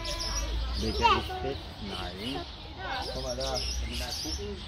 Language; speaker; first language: German; native; German